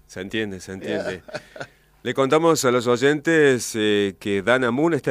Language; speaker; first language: Spanish; native; Spanish